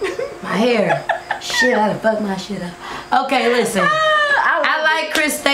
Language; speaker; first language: English; native; English